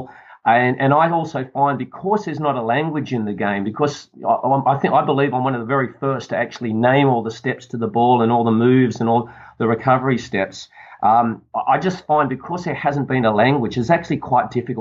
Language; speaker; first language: English; native; English